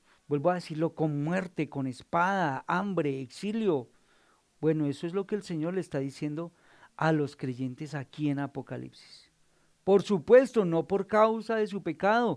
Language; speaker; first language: Spanish; native; Spanish